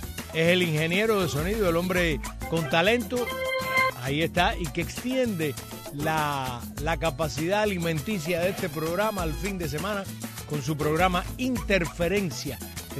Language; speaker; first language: Spanish; native; Spanish